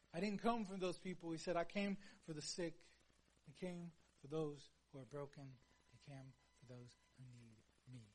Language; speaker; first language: English; native; English